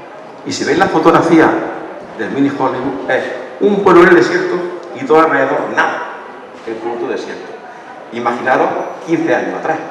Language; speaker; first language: Spanish; native; Spanish